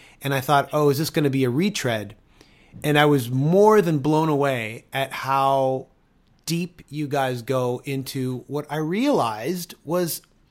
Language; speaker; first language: English; native; English